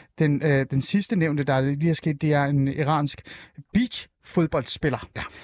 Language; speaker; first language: Danish; early bilingual, other home language; Persian